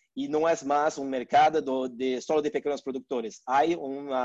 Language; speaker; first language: Spanish; non-native, learner; Portuguese